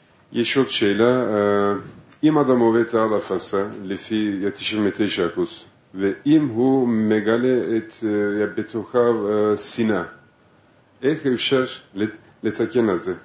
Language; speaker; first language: Hebrew; non-native, fluent; Turkish